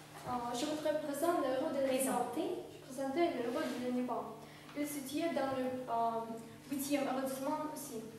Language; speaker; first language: French; non-native, learner; Russian